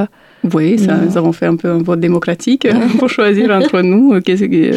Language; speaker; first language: French; non-native, fluent; Romanian